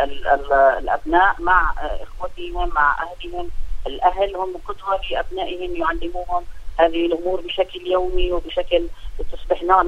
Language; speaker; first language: Arabic; native; Arabic